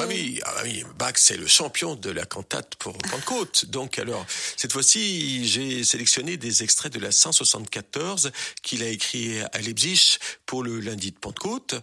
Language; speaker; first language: French; native; French